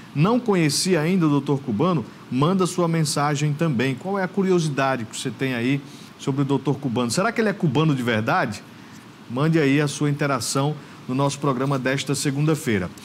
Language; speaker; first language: Portuguese; native; Portuguese